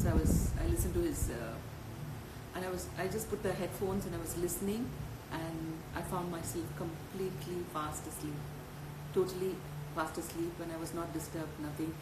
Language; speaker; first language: English; non-native, local second language; Tamil